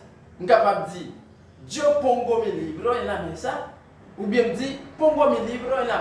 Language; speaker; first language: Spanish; non-native, learner; Haitian Creole